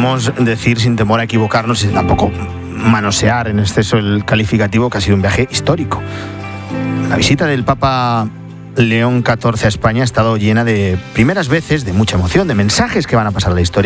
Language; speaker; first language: Spanish; native; Spanish